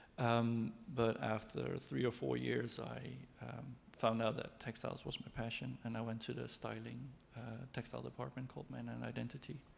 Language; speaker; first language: English; non-native, fluent; Dutch